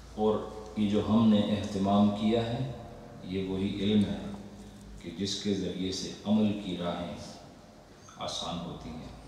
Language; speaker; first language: Urdu; non-native, local second language; Punjabi